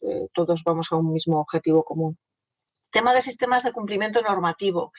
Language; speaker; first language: Spanish; native; Spanish